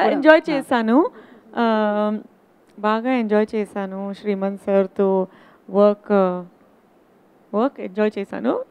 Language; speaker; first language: Telugu; non-native, learner; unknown